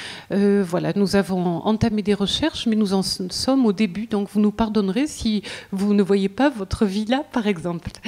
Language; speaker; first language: French; native; French